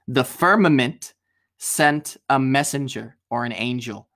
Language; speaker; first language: English; native; English